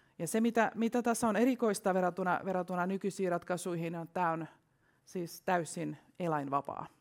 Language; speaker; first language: Finnish; non-native, fluent; Russian